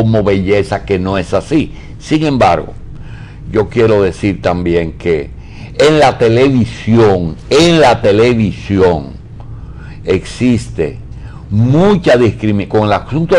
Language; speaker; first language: Spanish; native; Spanish